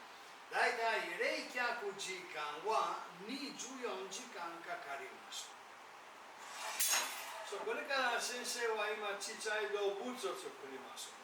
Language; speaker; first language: Japanese; non-native, learner; Italian